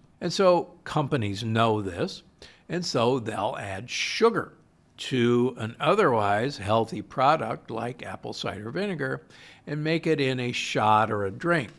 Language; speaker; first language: English; native; English